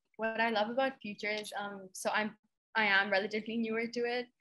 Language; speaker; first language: English; non-native, local second language; Urdu